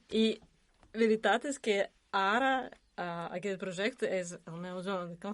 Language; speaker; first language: Catalan; non-native, learner; Russian